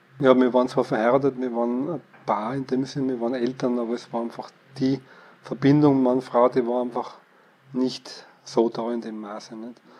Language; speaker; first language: German; native; German